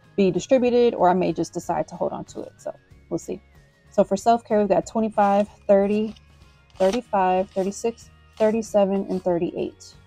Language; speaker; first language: English; native; English